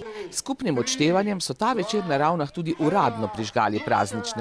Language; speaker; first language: Slovenian; native; Slovenian